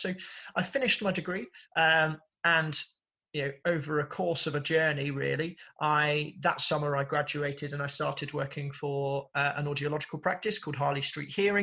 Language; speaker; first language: English; native; English